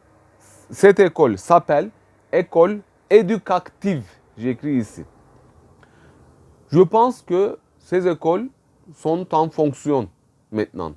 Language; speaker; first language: French; non-native, fluent; Turkish